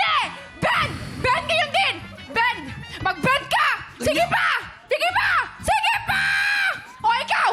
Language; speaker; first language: Filipino; native; Filipino